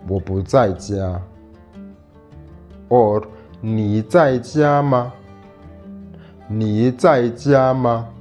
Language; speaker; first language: Chinese; non-native, fluent; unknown